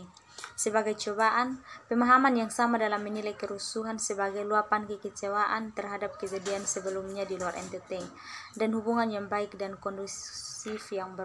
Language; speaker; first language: Indonesian; native; Indonesian